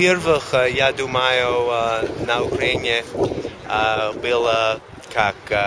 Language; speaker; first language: Russian; non-native, learner; English